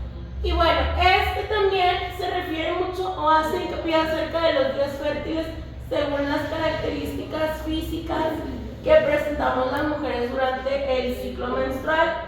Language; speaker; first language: Spanish; native; Spanish